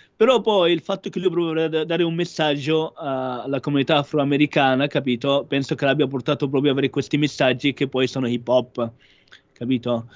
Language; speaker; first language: Italian; non-native, fluent; Arabic